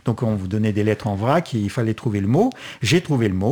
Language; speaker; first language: French; non-native, fluent; Russian